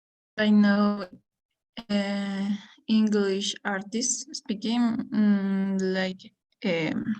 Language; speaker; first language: English; non-native, learner; Spanish